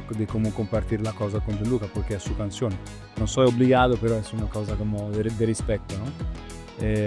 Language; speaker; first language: Spanish; non-native, learner; Italian